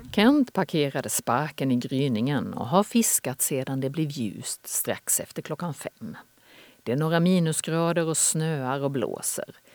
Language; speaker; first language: Swedish; native; Swedish